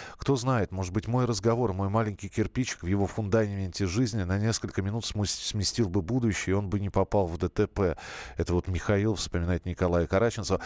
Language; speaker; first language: Russian; native; Russian